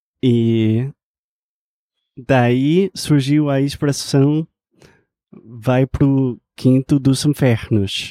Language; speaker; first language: Portuguese; non-native, fluent; English